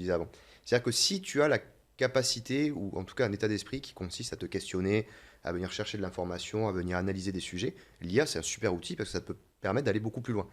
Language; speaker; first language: French; native; French